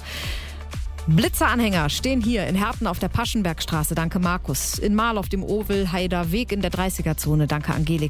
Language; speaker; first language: German; native; German